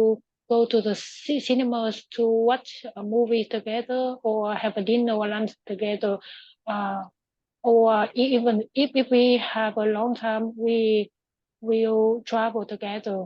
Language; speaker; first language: English; non-native, learner; Vietnamese